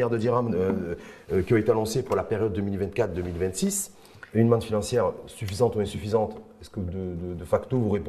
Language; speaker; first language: French; non-native, local second language; Arabic